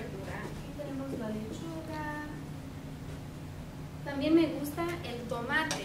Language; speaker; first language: Spanish; non-native, fluent; English